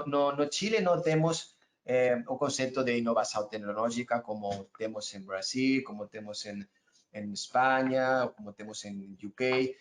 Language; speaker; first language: Portuguese; non-native, learner; Spanish